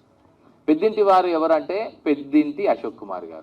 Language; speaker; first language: Telugu; native; Telugu